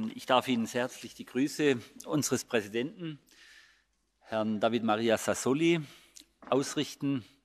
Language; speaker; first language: German; native; German